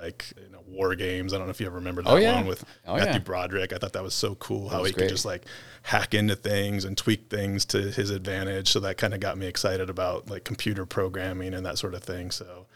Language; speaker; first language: English; native; English